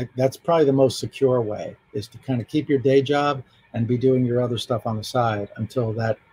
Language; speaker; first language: English; native; English